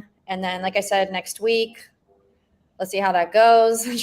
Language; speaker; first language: English; native; English